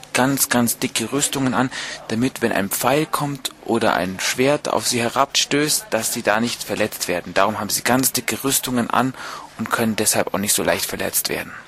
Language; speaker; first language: German; native; German